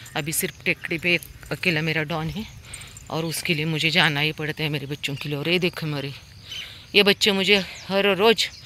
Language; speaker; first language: Hindi; non-native, local second language; Marathi